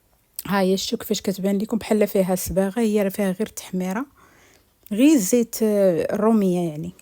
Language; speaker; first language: Arabic; native; Arabic